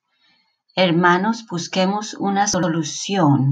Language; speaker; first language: Spanish; native; Spanish